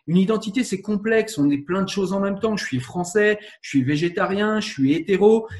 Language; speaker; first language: French; native; French